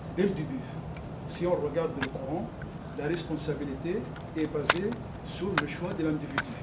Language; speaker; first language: French; non-native, fluent; Arabic